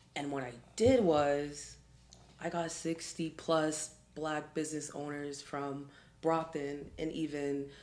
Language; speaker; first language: English; native; English